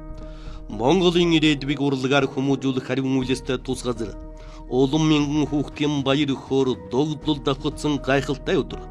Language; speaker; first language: Mongolian; native; Mongolian